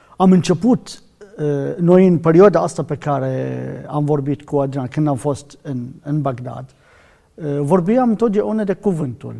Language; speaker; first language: Romanian; non-native, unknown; Arabic